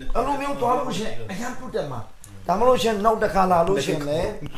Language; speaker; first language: Burmese; non-native, local second language; Hakha Chin